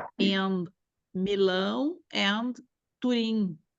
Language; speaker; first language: English; non-native, learner; Portuguese